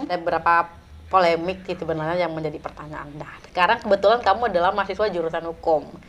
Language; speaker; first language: Indonesian; native; Indonesian